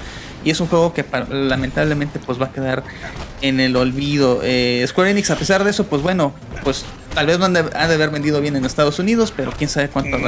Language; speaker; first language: Spanish; native; Spanish